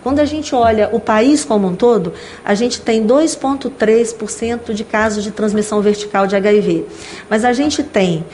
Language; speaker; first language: Portuguese; native; Portuguese